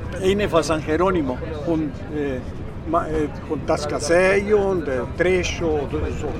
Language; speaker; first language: German; non-native, learner; Spanish